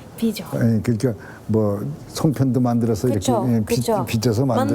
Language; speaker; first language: Korean; native; Korean